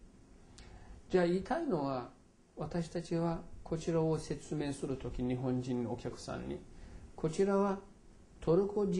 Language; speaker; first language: Japanese; non-native, fluent; Turkish